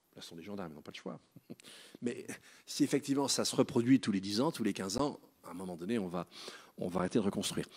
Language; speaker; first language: French; native; French